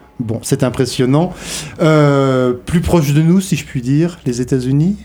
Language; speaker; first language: French; native; French